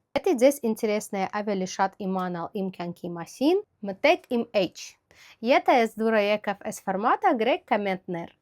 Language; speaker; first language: Armenian; early bilingual, heritage; Russian